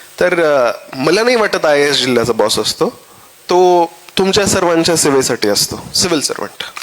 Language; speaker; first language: Marathi; native; Marathi